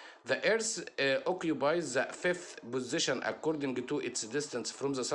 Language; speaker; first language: English; non-native, fluent; Arabic